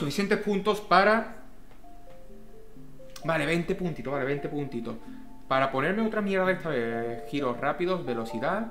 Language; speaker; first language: Spanish; native; Spanish